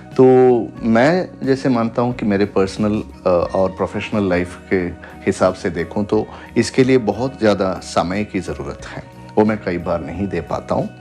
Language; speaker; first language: Hindi; non-native, local second language; Malayalam